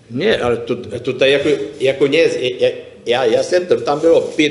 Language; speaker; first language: Polish; non-native, learner; Czech